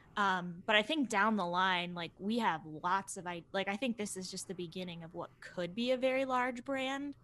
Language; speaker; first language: English; native; English